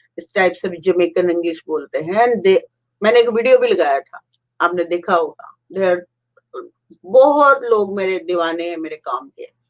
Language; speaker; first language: Urdu; native; Urdu